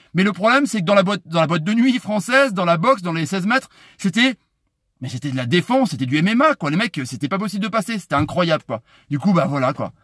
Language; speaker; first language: French; native; French